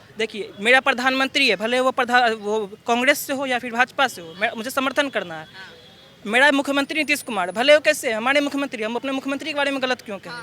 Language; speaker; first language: Hindi; native; Hindi